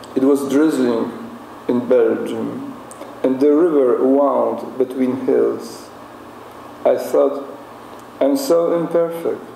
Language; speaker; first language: English; non-native, fluent; Polish